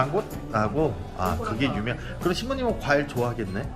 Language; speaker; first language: Korean; non-native, fluent; Vietnamese